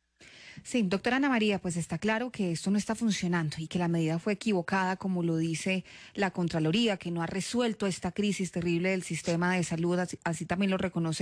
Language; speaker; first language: Spanish; native; Spanish